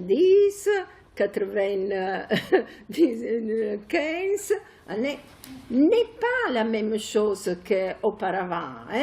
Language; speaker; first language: French; non-native, fluent; Italian